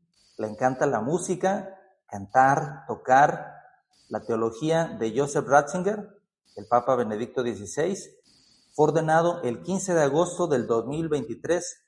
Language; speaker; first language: Spanish; native; Spanish